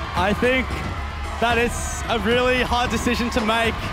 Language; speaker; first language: English; native; English